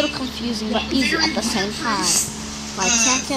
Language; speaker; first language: English; native; English